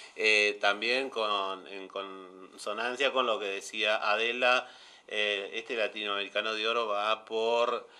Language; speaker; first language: Spanish; native; Spanish